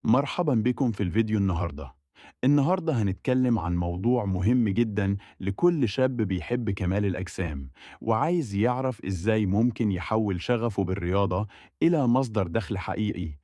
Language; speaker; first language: Arabic; native; Arabic